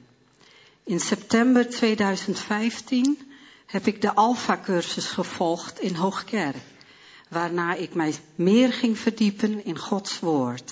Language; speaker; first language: Dutch; early bilingual, other home language; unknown